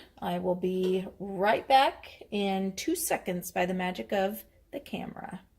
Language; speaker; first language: English; native; English